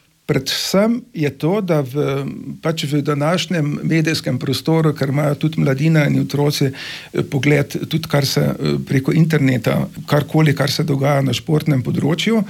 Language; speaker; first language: Slovenian; native; Slovenian